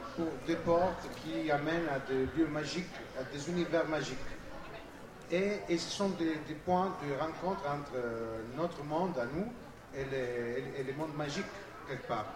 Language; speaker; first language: French; non-native, fluent; Italian